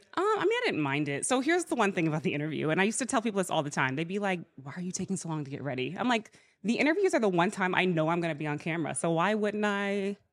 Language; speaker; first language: English; native; English